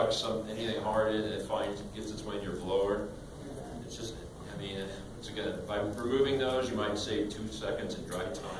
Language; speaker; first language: English; native; English